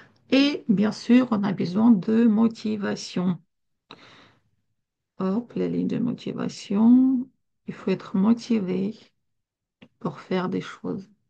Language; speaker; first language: French; non-native, fluent; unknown